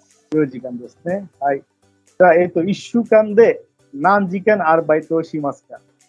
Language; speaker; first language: Japanese; non-native, fluent; Bangla